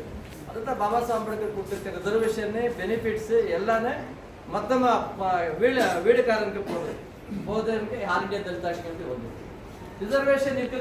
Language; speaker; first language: Tamil; non-native, learner; Kannada